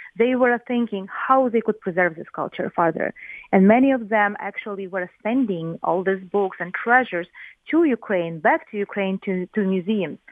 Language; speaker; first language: English; non-native, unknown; Ukrainian